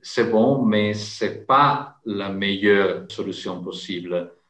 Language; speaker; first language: French; non-native, fluent; Italian